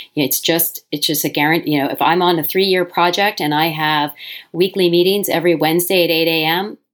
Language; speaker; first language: English; native; English